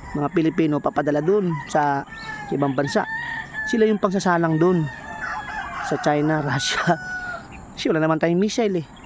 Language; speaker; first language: Filipino; non-native, local second language; Bikol